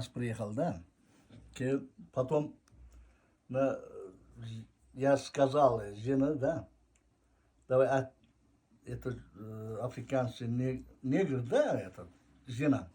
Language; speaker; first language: Russian; non-native, local second language; Uzbek